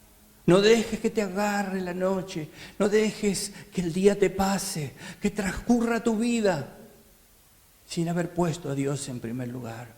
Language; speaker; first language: Spanish; native; Spanish